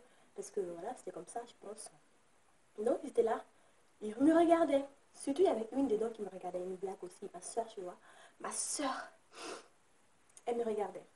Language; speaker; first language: French; native; French